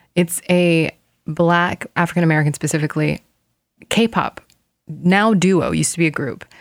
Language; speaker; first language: English; non-native, fluent; Korean